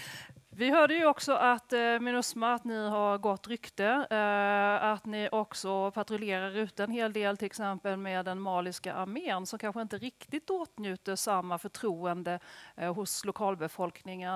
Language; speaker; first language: Swedish; native; Swedish